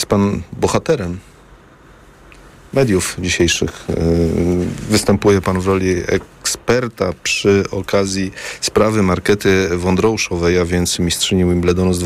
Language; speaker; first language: Polish; native; Polish